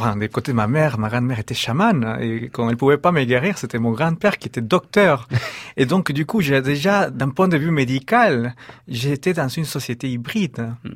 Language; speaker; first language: French; non-native, fluent; Spanish